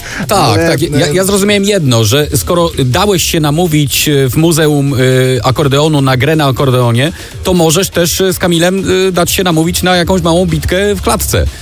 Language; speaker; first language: Polish; native; Polish